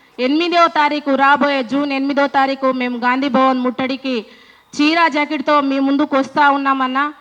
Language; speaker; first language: Telugu; non-native, local second language; Lambadi